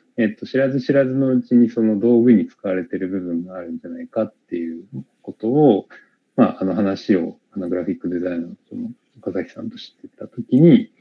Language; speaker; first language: Japanese; native; Japanese